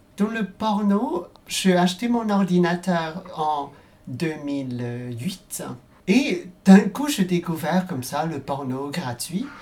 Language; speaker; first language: French; non-native, fluent; Cantonese